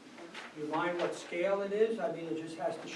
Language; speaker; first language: English; native; English